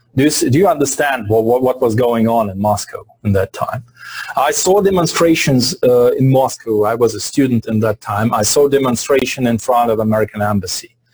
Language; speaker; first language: English; non-native, fluent; Russian